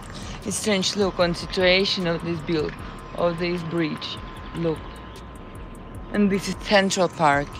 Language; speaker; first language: English; non-native, learner; Russian